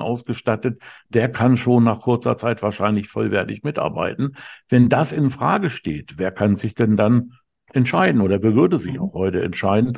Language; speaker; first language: German; native; German